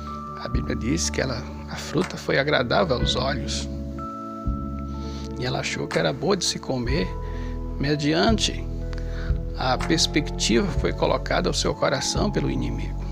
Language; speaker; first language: Portuguese; native; Portuguese